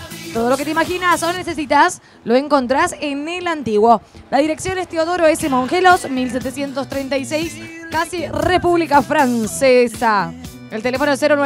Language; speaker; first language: Spanish; native; Spanish